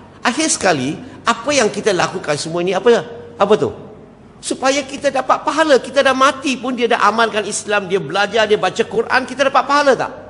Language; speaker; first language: Malay; non-native, local second language; Chinese